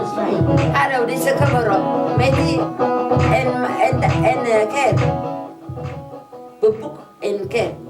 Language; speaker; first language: Dutch; non-native, learner; Tigrinya